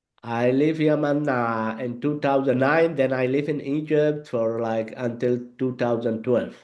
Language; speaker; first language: English; non-native, learner; Arabic